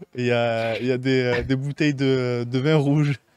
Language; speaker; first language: French; native; French